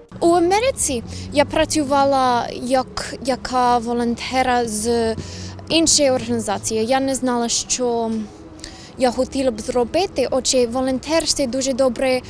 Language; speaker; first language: Ukrainian; non-native, learner; English